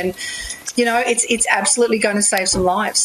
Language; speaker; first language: English; native; English